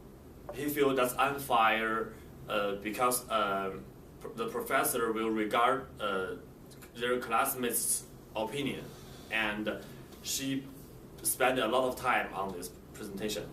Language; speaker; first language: English; non-native, learner; Arabic